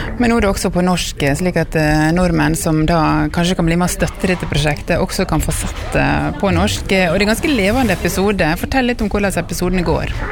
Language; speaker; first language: Norwegian; native; Norwegian